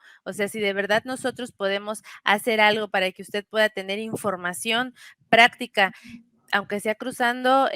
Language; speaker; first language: Spanish; native; Spanish